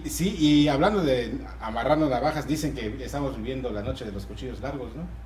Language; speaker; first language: Spanish; native; Spanish